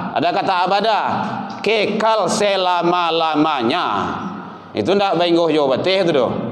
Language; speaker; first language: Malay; non-native, local second language; Minangkabau